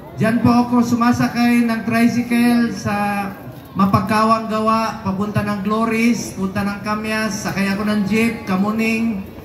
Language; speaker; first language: Filipino; non-native, local second language; Cebuano